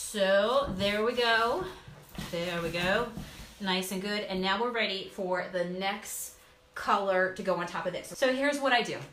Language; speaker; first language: English; native; English